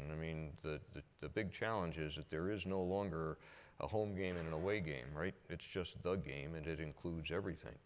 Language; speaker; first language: English; native; English